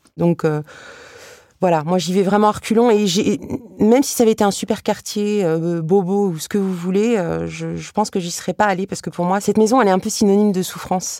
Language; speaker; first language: French; early bilingual, other home language; Arabic